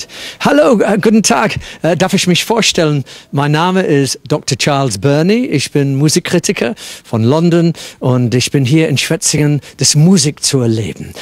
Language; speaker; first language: German; non-native, fluent; English